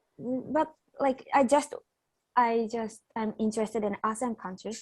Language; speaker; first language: English; non-native, fluent; Japanese